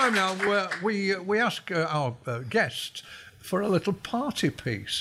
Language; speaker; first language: English; native; English